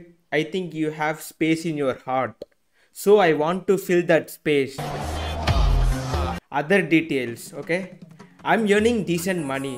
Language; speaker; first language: English; non-native, learner; Tamil